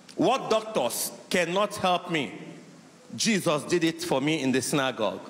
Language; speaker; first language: English; non-native, local second language; Igbo